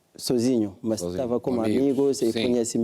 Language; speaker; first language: Portuguese; non-native, learner; French